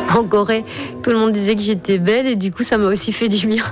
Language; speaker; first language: French; native; French